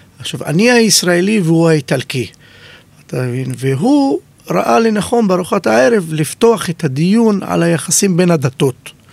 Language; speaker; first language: Hebrew; non-native, local second language; Arabic